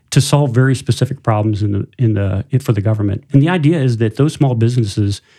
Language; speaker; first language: English; native; English